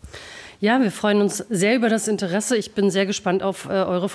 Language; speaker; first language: German; native; German